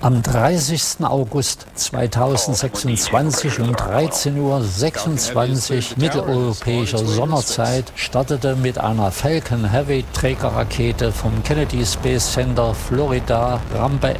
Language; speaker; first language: German; native; German